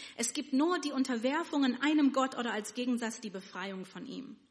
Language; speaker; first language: German; non-native, fluent; Yiddish